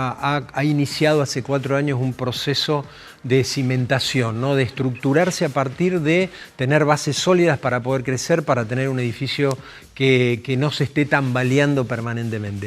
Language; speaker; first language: Spanish; native; Spanish